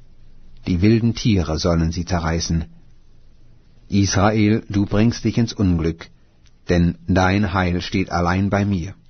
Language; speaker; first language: German; native; German